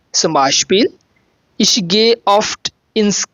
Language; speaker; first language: German; non-native, fluent; Bangla